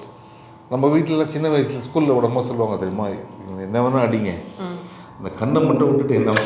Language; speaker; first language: Tamil; native; Tamil